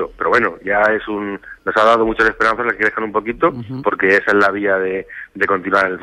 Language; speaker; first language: Spanish; native; Spanish